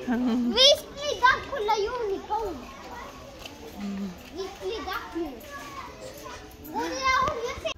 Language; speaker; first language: Swedish; early bilingual, other home language; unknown